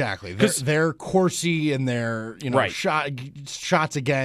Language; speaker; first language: English; native; English